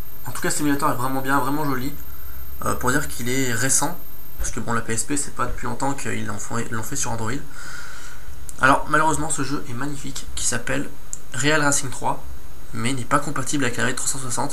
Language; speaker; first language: French; native; French